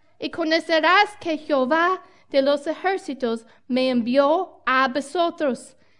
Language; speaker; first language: Spanish; non-native, fluent; English